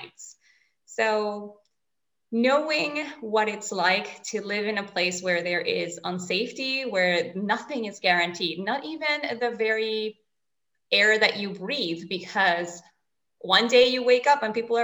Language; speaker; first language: English; non-native, fluent; Spanish